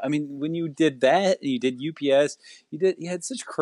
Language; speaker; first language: English; native; English